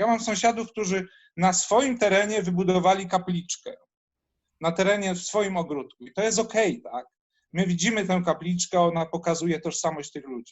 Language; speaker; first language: Polish; native; Polish